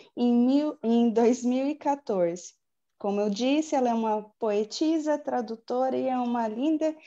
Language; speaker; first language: Portuguese; native; Portuguese